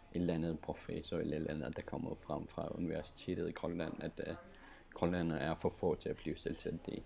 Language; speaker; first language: Danish; non-native, local second language; Kalaallisut